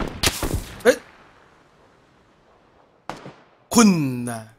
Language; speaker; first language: Chinese; native; Chinese